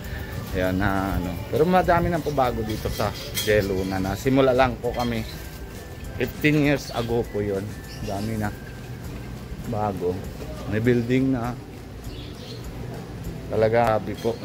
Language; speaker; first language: Filipino; non-native, fluent; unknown